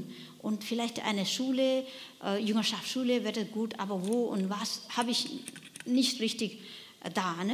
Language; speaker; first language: German; non-native, learner; Nepali